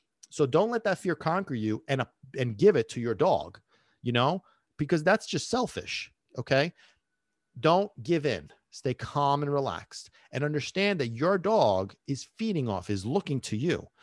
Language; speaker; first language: English; early bilingual, other home language; Italian